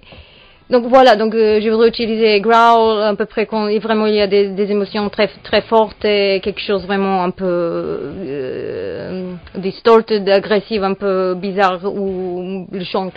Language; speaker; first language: French; non-native, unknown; Serbian